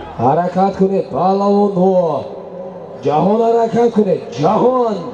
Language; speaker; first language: Tajik; native; Tajik